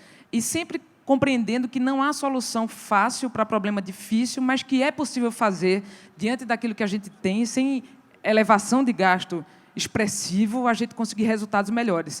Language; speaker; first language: Portuguese; native; Portuguese